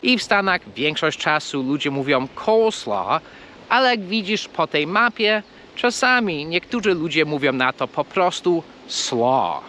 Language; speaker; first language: Polish; non-native, fluent; English